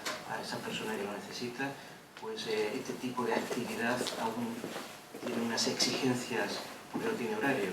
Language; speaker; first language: Spanish; native; Spanish